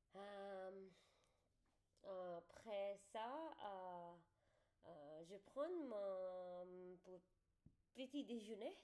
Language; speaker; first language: French; non-native, learner; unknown